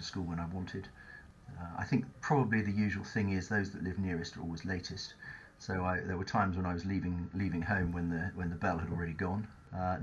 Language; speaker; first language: English; native; English